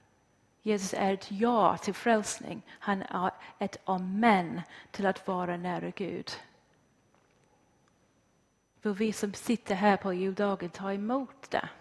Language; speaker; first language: Swedish; non-native, fluent; English